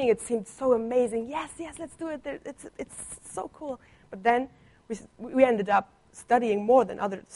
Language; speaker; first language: English; non-native, fluent; Italian